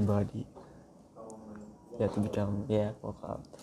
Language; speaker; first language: English; non-native, learner; Indonesian